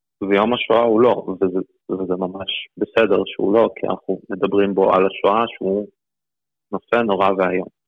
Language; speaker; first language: Hebrew; early bilingual, other home language; Russian